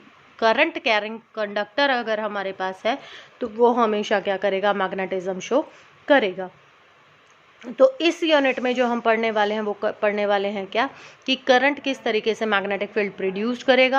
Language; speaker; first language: Hindi; native; Hindi